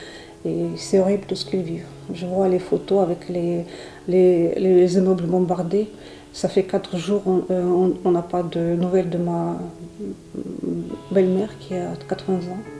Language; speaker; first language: French; non-native, fluent; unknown